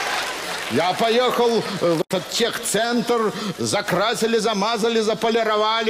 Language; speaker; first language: Russian; native; Russian